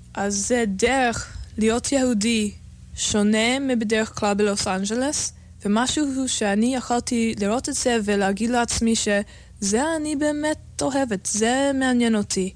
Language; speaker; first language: Hebrew; non-native, learner; English